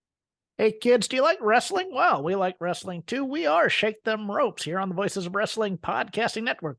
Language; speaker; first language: English; native; English